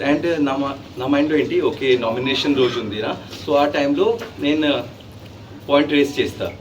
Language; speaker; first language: Telugu; non-native, learner; Hindi